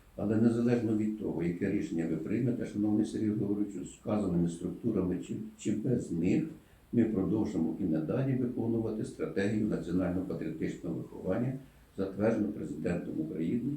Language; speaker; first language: Ukrainian; native; Ukrainian